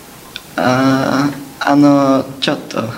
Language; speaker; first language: Japanese; non-native, learner; English